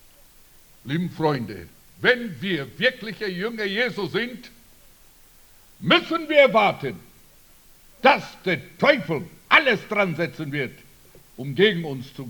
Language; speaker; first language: German; early bilingual, heritage; German